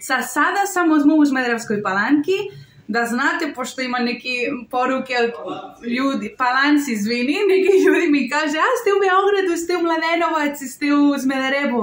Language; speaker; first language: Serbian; non-native, learner; Spanish